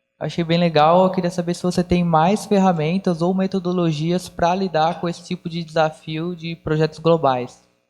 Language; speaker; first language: Portuguese; native; Portuguese